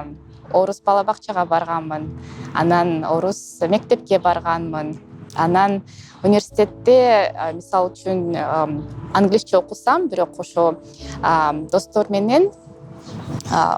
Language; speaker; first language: Kyrgyz; non-native, local second language; Russian